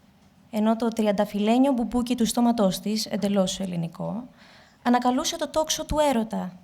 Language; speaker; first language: Greek; native; Greek